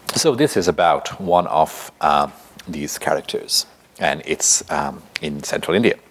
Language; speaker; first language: English; non-native, local second language; Bangla